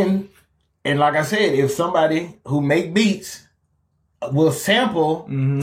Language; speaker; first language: English; native; English